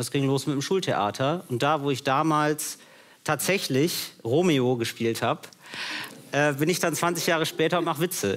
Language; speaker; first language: German; native; German